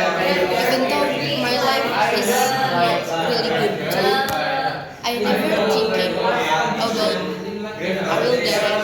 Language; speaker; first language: English; non-native, learner; Indonesian